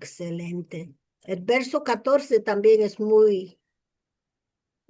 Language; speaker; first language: Spanish; early bilingual, heritage; English